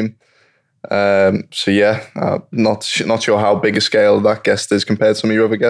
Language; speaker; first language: English; native; English